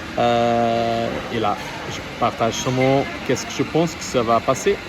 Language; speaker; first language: French; non-native, learner; Portuguese